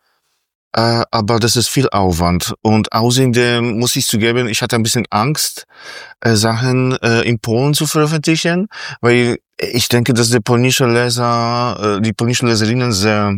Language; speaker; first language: German; non-native, fluent; Polish